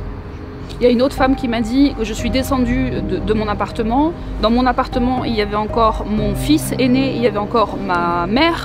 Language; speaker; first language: French; native; French